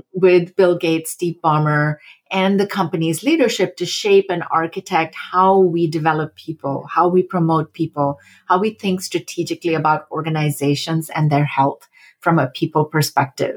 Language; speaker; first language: English; non-native, local second language; Hindi